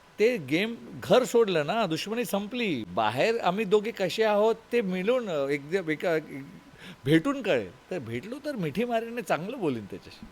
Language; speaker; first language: Marathi; non-native, local second language; Tulu